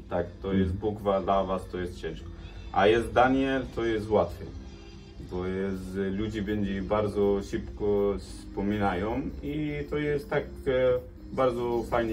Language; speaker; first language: Polish; non-native, learner; Arabic